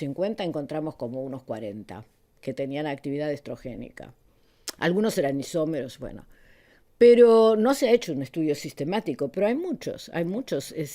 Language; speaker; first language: Spanish; native; Spanish